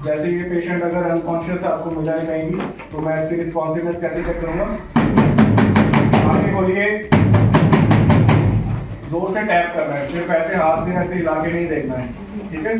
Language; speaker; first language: Hindi; native; Hindi